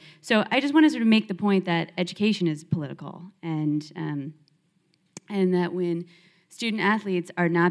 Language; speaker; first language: English; native; English